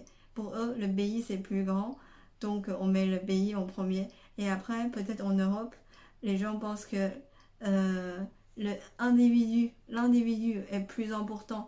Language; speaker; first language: French; non-native, fluent; Chinese